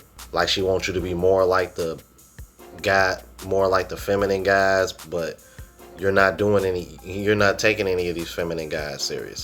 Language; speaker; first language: English; native; English